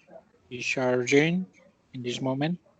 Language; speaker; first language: English; non-native, learner; Spanish